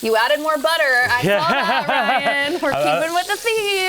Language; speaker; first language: English; native; English